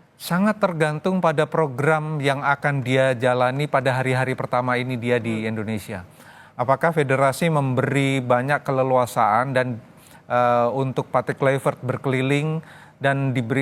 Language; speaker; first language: Indonesian; native; Indonesian